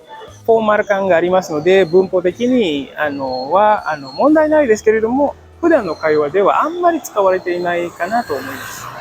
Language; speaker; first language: Japanese; non-native, fluent; Indonesian